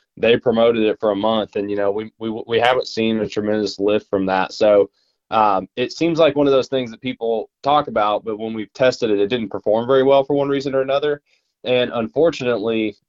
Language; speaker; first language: English; native; English